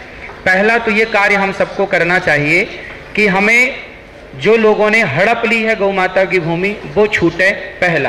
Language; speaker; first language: Hindi; native; Hindi